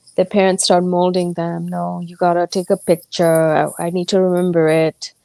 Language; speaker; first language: English; non-native, local second language; Gujarati